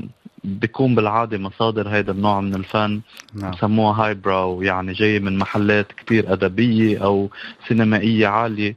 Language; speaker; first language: Arabic; native; Arabic